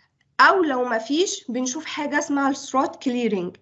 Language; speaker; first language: Arabic; native; Arabic